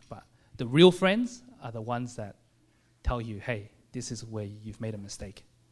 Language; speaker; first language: English; native; English